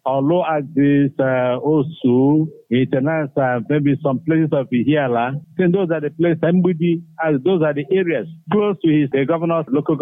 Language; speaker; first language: English; non-native, local second language; Igbo